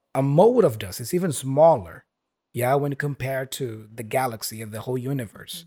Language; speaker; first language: English; non-native, fluent; Portuguese